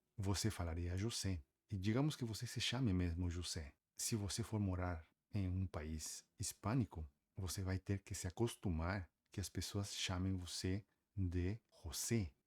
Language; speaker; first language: Portuguese; native; Portuguese